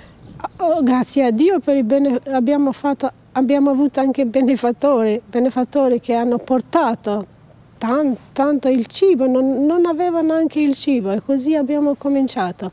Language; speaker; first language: Italian; non-native, fluent; Albanian